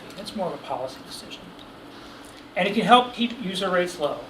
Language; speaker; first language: English; native; English